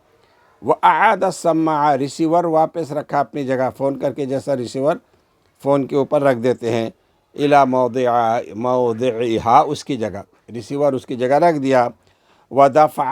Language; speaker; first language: Urdu; native; Urdu